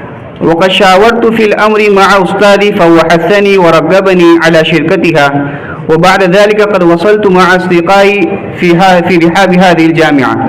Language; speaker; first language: Arabic; non-native, fluent; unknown